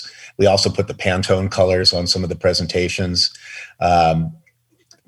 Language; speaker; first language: English; native; English